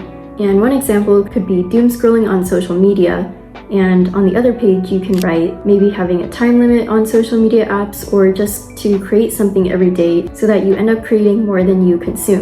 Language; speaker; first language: English; native; English